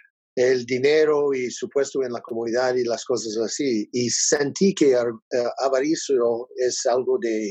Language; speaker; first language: Spanish; non-native, learner; English